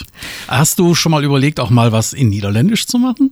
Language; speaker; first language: German; native; German